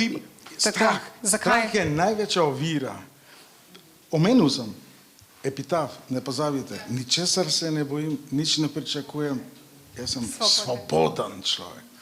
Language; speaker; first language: Slovenian; non-native, fluent; Macedonian